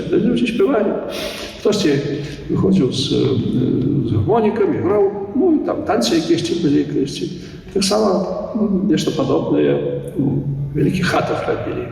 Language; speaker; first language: Belarusian; native; Belarusian